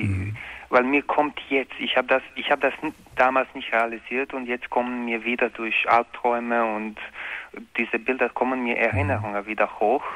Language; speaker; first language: German; non-native, learner; Croatian